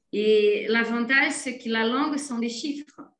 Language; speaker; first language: French; non-native, fluent; Portuguese